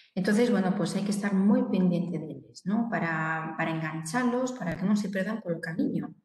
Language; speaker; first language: Spanish; non-native, local second language; Galician